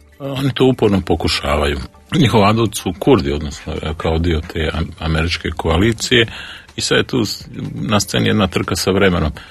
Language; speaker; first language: Serbian; native; Serbian